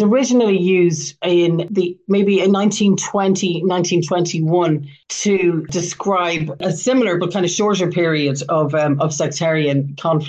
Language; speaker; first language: English; native; English